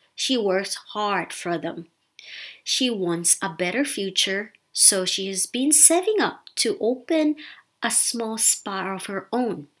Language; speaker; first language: English; non-native, fluent; Thai